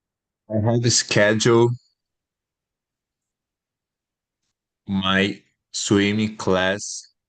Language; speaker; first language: English; non-native, learner; Portuguese